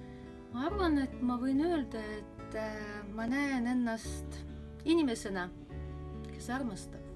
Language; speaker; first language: Estonian; non-native, local second language; Russian